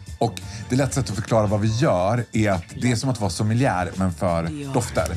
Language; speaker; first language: Swedish; native; Swedish